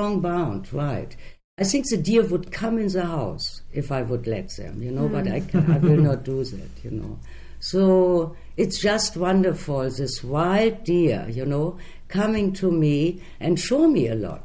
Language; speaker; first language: English; non-native, fluent; German